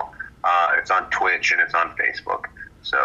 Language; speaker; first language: English; native; English